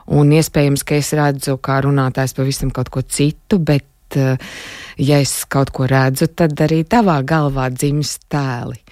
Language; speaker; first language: Latvian; native; Latvian